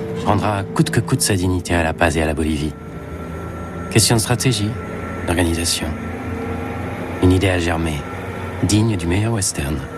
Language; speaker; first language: French; native; French